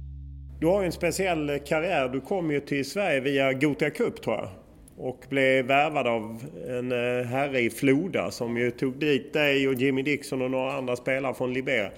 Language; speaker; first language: Swedish; native; Swedish